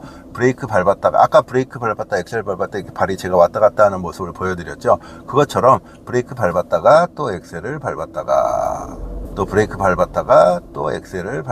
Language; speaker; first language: Korean; native; Korean